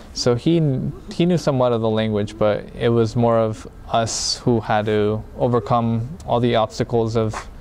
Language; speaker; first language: English; early bilingual, other home language; Spanish